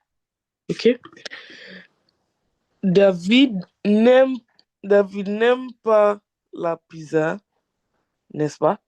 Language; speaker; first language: French; non-native, learner; English